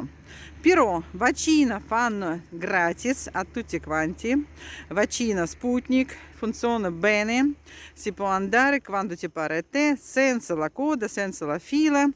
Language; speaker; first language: Italian; non-native, fluent; Russian